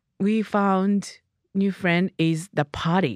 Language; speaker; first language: English; non-native, learner; Japanese